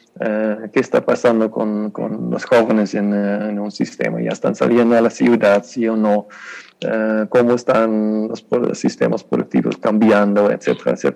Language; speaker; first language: Spanish; non-native, fluent; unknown